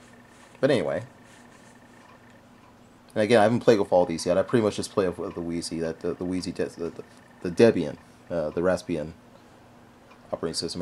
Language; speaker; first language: English; native; English